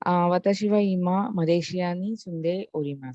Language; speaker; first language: Japanese; non-native, learner; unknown